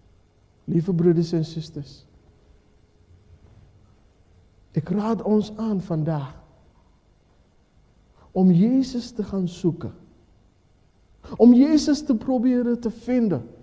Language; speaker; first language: Dutch; non-native, fluent; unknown